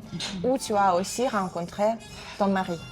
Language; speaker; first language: French; non-native, fluent; Russian